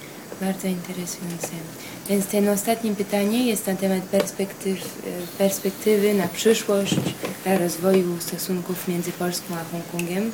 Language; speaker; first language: Polish; early bilingual, heritage; Polish